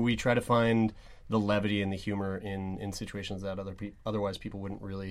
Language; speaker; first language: English; native; English